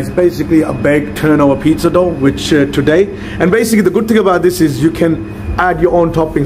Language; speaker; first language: English; early bilingual, other home language; Hindi